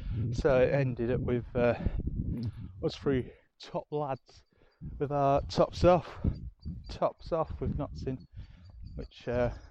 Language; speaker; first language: English; native; English